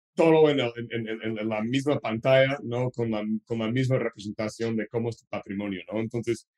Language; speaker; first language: Spanish; non-native, fluent; English